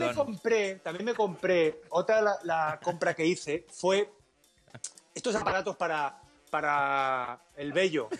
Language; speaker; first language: Spanish; native; Spanish